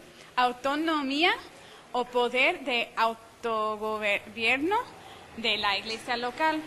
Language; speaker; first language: Spanish; non-native, fluent; English